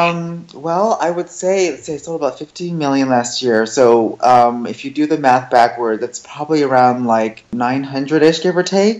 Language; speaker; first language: English; early bilingual, other home language; Chinese